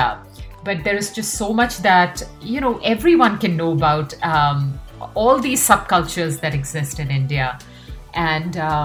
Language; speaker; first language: English; non-native, local second language; Hindi